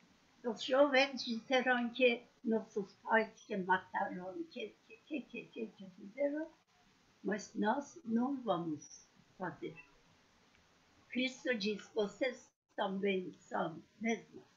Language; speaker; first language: Portuguese; non-native, learner; Persian